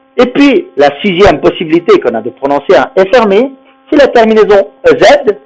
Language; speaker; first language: French; non-native, fluent; Spanish